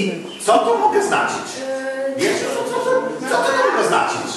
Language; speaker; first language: Polish; non-native, learner; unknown